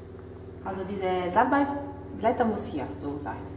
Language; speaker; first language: German; non-native, learner; Italian